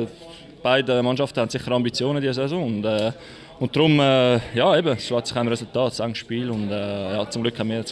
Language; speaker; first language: German; native; German